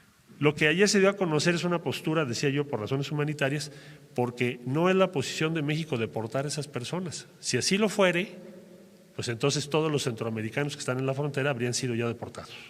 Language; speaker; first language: Spanish; native; Spanish